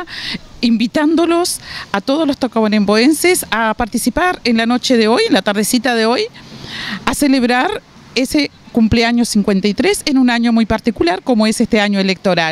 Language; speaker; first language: Spanish; native; Spanish